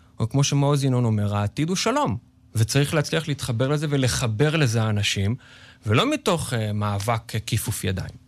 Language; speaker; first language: Hebrew; native; Hebrew